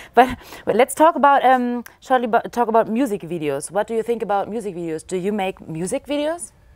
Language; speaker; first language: English; non-native, fluent; German